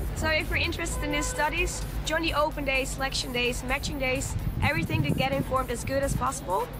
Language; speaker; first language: English; non-native, fluent; Dutch